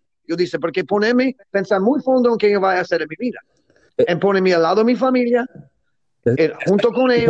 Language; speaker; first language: Spanish; non-native, learner; English